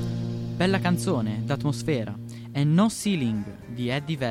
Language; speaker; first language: Italian; native; Italian